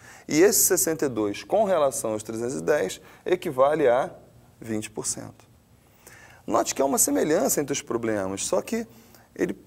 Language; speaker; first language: Portuguese; native; Portuguese